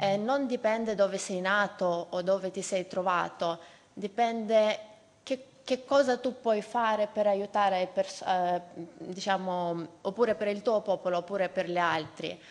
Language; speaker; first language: Italian; non-native, fluent; Ukrainian